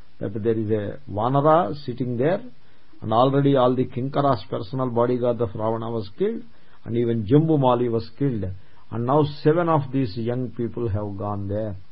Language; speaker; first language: English; non-native, local second language; Telugu